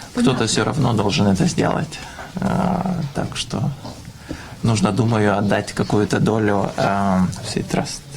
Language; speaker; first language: Russian; non-native, fluent; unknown